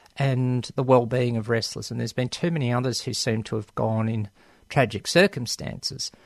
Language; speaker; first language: English; native; English